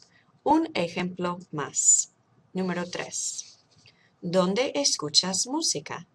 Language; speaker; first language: Spanish; non-native, fluent; English